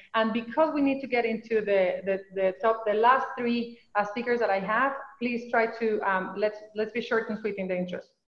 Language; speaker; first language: English; non-native, fluent; Spanish